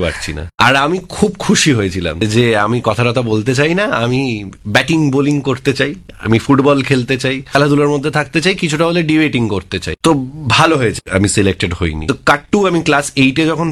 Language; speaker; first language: Bangla; native; Bangla